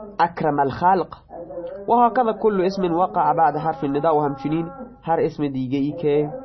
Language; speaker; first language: Persian; non-native, local second language; Baluchi